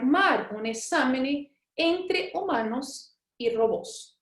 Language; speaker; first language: Spanish; non-native, fluent; Portuguese